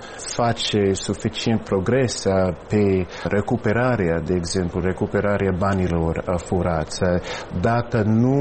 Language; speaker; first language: Romanian; non-native, fluent; English